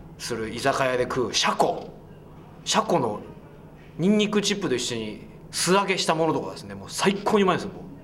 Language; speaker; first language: Japanese; native; Japanese